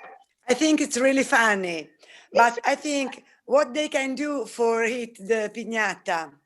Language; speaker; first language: English; non-native, learner; Italian